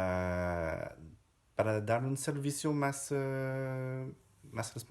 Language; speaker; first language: Spanish; non-native, fluent; French